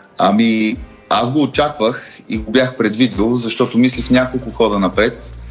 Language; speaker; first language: Bulgarian; early bilingual, heritage; Bulgarian